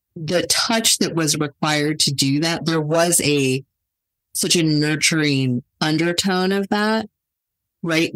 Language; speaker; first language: English; native; English